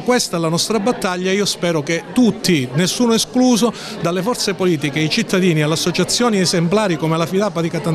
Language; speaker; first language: Italian; native; Italian